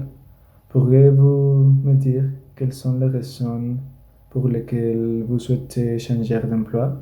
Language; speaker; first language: French; non-native, learner; Spanish